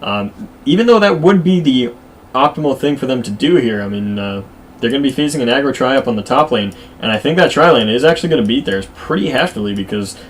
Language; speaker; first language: English; native; English